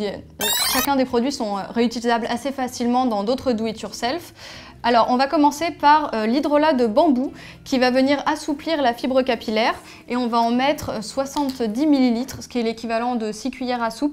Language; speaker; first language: French; native; French